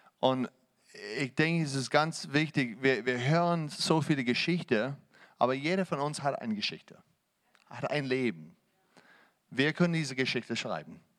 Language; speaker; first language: German; non-native, fluent; English